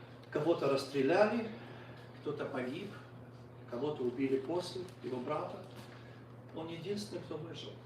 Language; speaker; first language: Russian; native; Russian